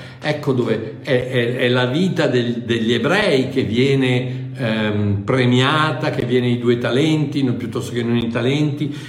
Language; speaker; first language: Italian; non-native, fluent; English